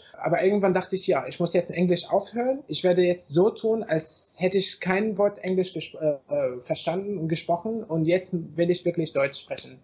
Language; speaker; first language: German; non-native, fluent; Arabic